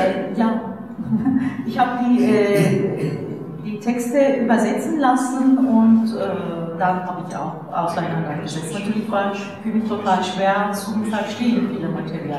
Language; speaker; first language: German; non-native, fluent; Turkish